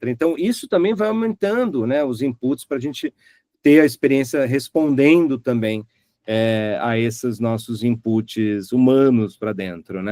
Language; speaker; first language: Portuguese; native; Portuguese